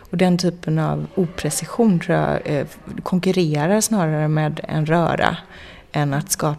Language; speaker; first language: Swedish; native; Swedish